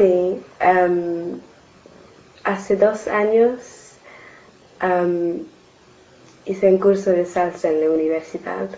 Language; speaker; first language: Spanish; non-native, learner; English